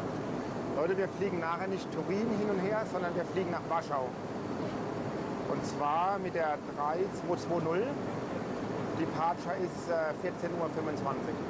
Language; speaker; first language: German; native; German